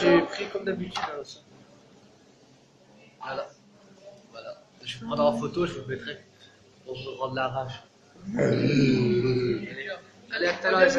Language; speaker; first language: French; native; French